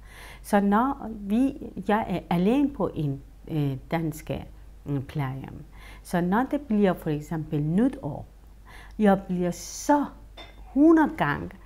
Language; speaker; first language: Danish; non-native, fluent; Persian